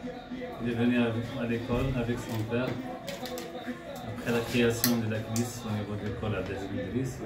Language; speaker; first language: French; non-native, local second language; Arabic